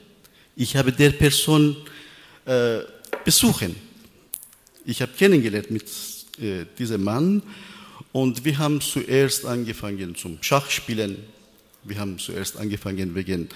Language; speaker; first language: German; non-native, learner; Persian